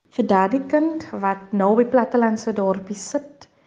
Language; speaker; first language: Afrikaans; native; Afrikaans